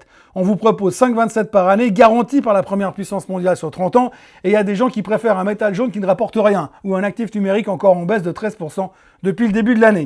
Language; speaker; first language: French; native; French